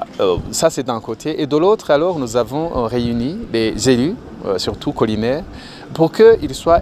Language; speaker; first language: French; non-native, local second language; Rundi